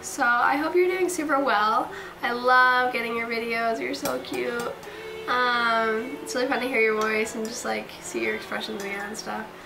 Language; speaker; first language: English; native; English